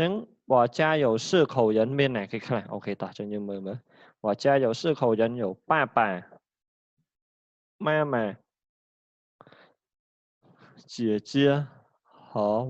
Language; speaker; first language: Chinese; non-native, fluent; Khmer